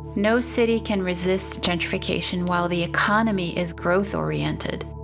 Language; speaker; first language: English; non-native, fluent; Portuguese